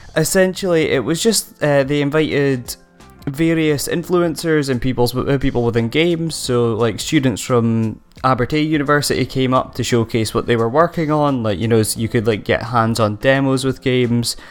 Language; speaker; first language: English; native; English